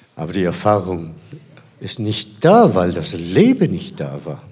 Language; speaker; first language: German; non-native, fluent; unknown